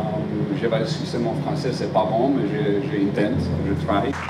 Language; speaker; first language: French; non-native, learner; Spanish